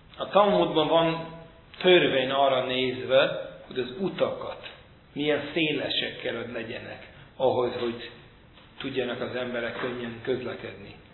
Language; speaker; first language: Hungarian; non-native, fluent; English